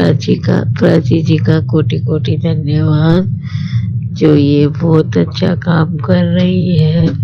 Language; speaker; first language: Hindi; early bilingual, heritage; Hindi